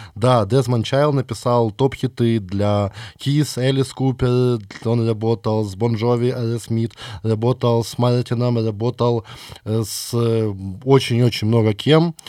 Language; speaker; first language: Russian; native; Russian